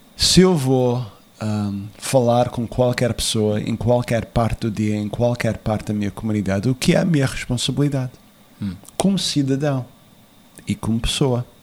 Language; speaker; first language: Portuguese; early bilingual, heritage; Portuguese